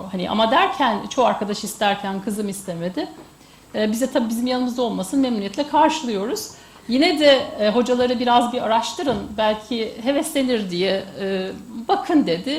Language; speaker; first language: Turkish; native; Turkish